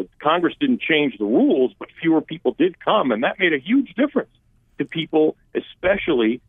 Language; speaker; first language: English; early bilingual, other home language; Armenian